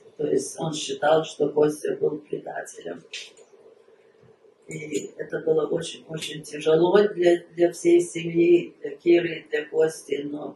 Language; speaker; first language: Russian; early bilingual, heritage; Russian